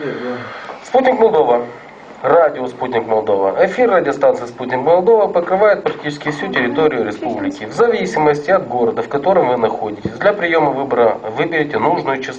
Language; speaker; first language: Russian; non-native, local second language; Romanian